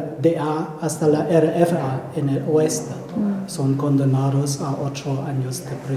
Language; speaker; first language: Spanish; non-native, fluent; German